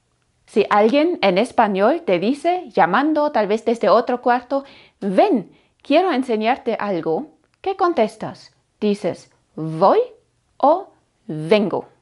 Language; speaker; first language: Spanish; non-native, fluent; German